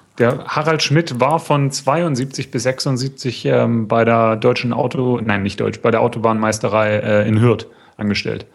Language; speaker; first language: German; native; German